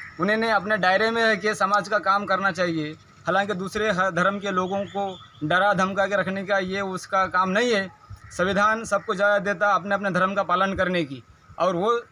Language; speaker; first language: Hindi; non-native, local second language; Urdu